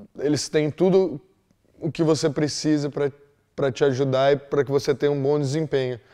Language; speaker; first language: Portuguese; native; Portuguese